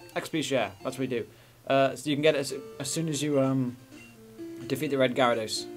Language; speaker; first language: English; native; English